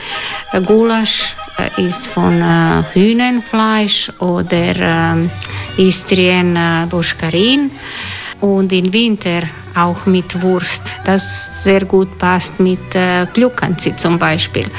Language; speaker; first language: German; non-native, learner; Croatian